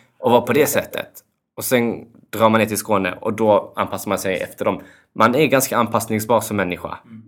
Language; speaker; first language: Swedish; early bilingual, other home language; Albanian